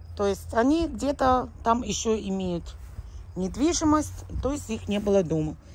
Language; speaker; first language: Russian; native; Russian